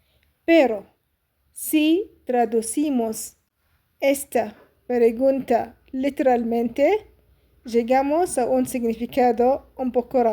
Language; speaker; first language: Spanish; non-native, fluent; Arabic